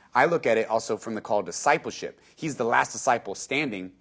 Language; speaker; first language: English; native; English